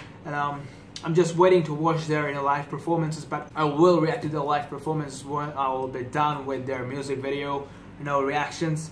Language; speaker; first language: English; non-native, fluent; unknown